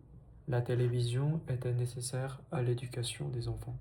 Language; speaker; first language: French; non-native, fluent; Vietnamese